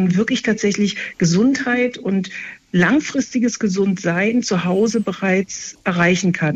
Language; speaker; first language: German; native; German